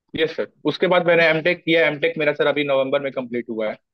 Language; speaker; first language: Hindi; native; Hindi